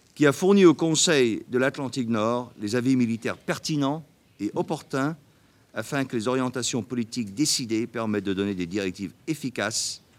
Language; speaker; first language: French; non-native, fluent; Danish